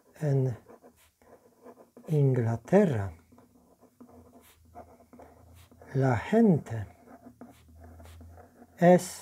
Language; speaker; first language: Spanish; non-native, fluent; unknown